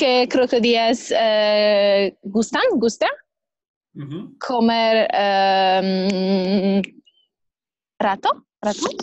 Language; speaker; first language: Spanish; non-native, learner; Polish